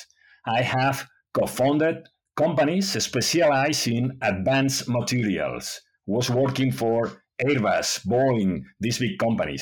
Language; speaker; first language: English; non-native, fluent; Spanish